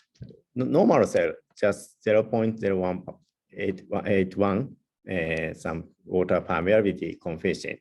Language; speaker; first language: English; non-native, learner; Japanese